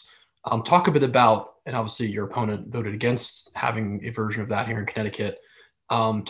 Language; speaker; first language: English; native; English